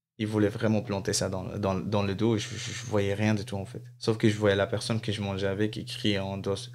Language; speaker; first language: French; non-native, fluent; Arabic